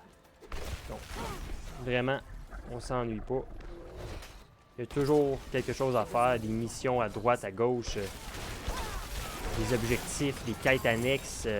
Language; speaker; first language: French; native; French